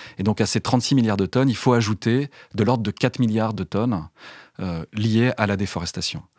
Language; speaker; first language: French; native; French